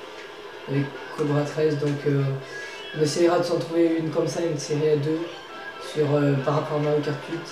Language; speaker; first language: French; native; French